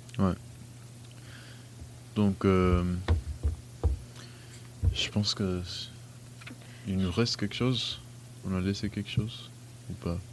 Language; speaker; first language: French; non-native, fluent; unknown